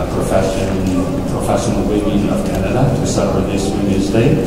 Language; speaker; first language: English; non-native, fluent; Chinese